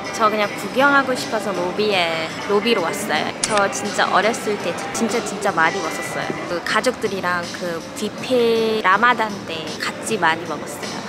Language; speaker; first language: Korean; non-native, fluent; Malay